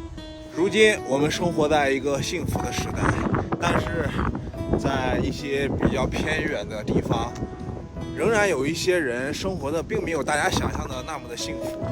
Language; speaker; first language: Chinese; native; Chinese